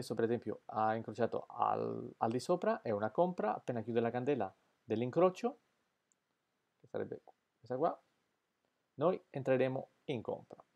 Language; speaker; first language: Italian; non-native, fluent; Spanish